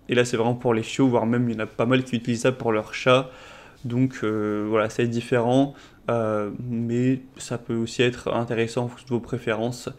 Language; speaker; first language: French; native; French